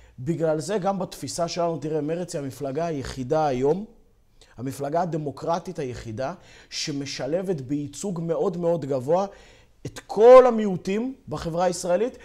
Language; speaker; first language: Hebrew; native; Hebrew